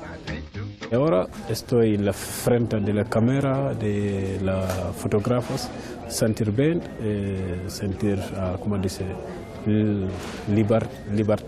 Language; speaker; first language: Spanish; non-native, learner; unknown